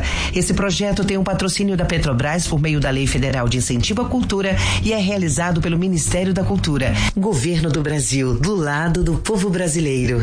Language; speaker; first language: Portuguese; native; Portuguese